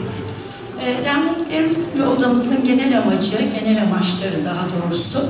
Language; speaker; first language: Turkish; native; Turkish